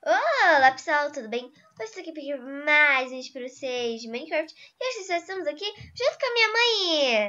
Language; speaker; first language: Portuguese; native; Portuguese